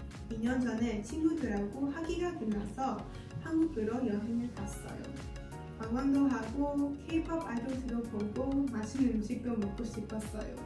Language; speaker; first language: Korean; non-native, learner; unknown